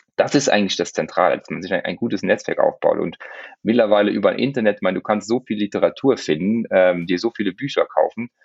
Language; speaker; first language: German; non-native, local second language; Luxembourgish